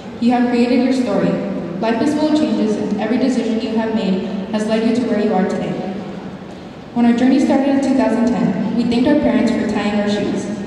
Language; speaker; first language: English; early bilingual, other home language; Spanish